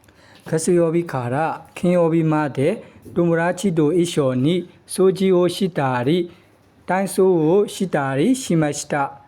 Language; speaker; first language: Japanese; non-native, learner; Burmese